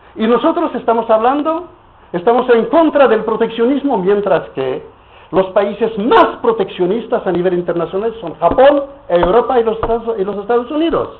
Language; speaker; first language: Spanish; non-native, fluent; French